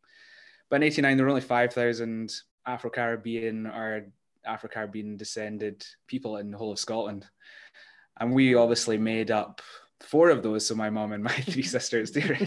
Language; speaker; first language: English; native; English